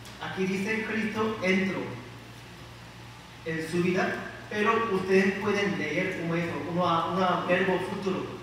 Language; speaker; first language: Spanish; non-native, learner; Korean